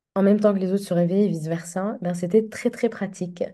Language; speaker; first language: French; non-native, local second language; Arabic